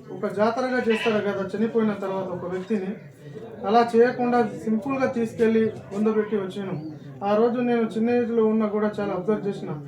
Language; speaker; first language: Telugu; native; Telugu